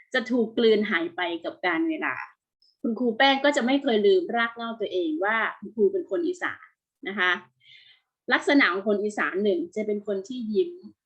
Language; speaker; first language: Thai; native; Thai